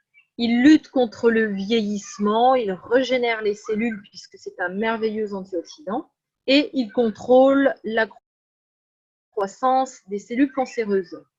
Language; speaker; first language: French; native; French